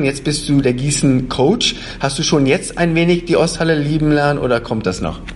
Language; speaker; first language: German; native; German